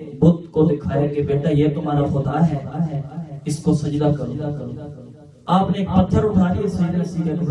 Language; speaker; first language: Urdu; non-native, local second language; Punjabi